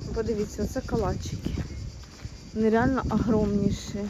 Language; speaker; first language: Ukrainian; native; Ukrainian